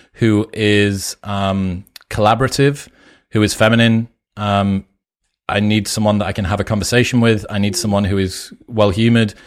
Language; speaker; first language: English; native; English